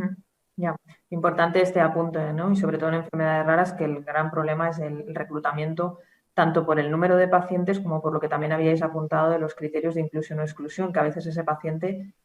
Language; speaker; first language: Spanish; native; Spanish